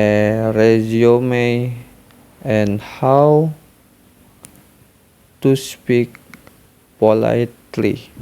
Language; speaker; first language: English; non-native, learner; Indonesian